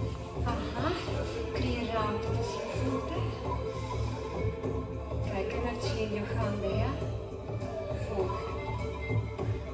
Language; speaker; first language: Dutch; non-native, learner; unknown